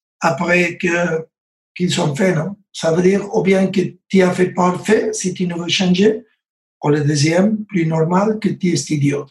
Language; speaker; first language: French; non-native, learner; Spanish